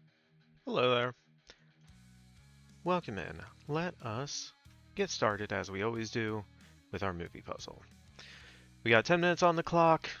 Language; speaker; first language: English; native; English